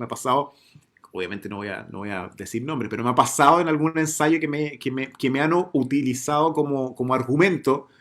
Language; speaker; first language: Spanish; native; Spanish